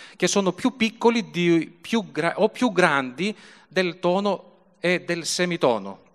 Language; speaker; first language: Italian; early bilingual, other home language; Greek